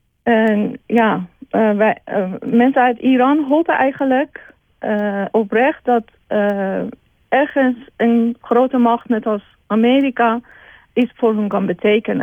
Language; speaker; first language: Dutch; non-native, fluent; Persian